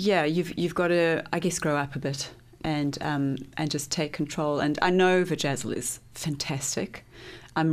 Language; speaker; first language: English; native; English